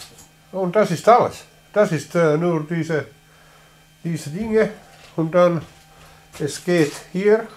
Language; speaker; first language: German; non-native, learner; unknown